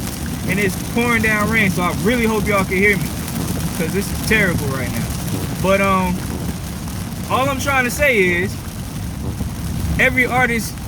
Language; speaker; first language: English; native; English